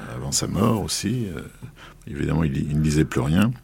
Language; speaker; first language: French; native; French